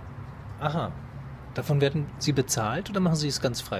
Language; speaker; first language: German; native; German